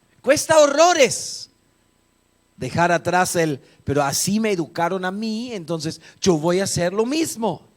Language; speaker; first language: Spanish; non-native, fluent; German